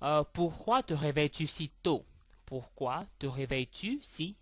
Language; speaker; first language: French; non-native, fluent; English